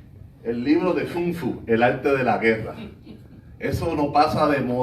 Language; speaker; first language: Spanish; native; Spanish